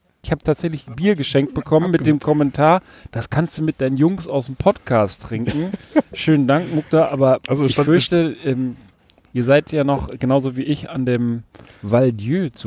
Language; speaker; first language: German; native; German